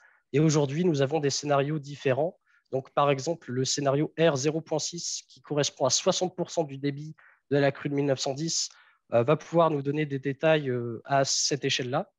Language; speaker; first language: French; native; French